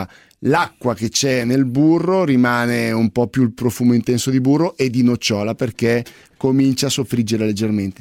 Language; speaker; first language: Italian; native; Italian